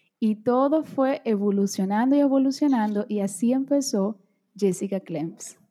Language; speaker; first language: Spanish; early bilingual, other home language; Portuguese